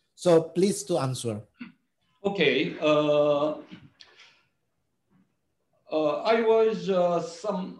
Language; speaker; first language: English; non-native, learner; Korean